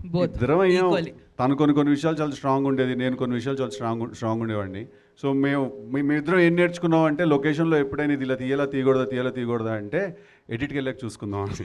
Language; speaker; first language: Telugu; native; Telugu